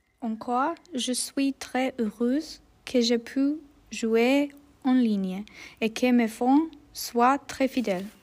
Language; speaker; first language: French; non-native, learner; German